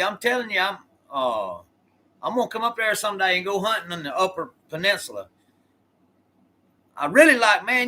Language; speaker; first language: English; native; English